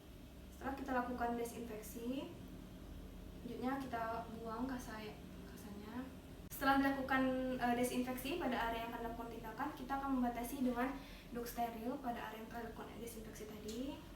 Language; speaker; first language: Indonesian; native; Indonesian